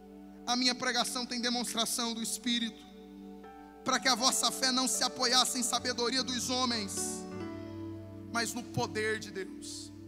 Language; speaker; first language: Portuguese; native; Portuguese